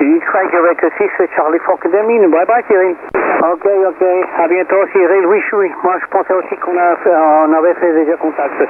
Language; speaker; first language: French; non-native, fluent; Spanish